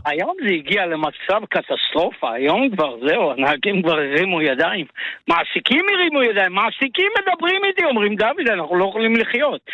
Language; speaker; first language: Hebrew; non-native, local second language; Arabic